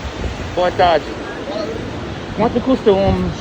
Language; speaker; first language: Portuguese; non-native, learner; English